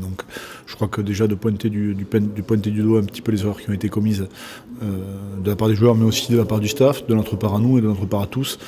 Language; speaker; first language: French; native; French